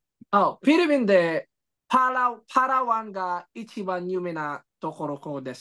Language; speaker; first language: Japanese; non-native, learner; Filipino